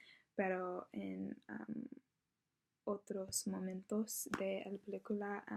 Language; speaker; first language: Spanish; non-native, learner; English